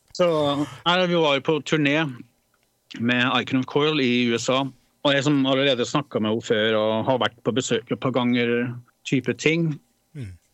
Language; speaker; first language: Norwegian; early bilingual, other home language; Polish